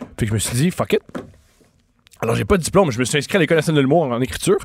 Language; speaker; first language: French; native; French